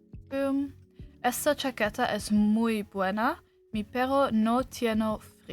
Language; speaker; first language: Spanish; non-native, learner; English